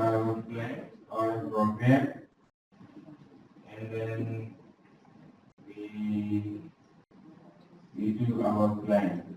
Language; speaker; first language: English; non-native, learner; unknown